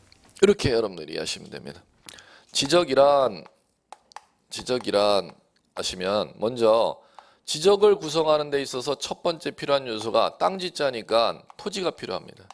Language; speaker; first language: Korean; native; Korean